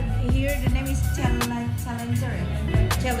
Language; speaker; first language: English; non-native, learner; Indonesian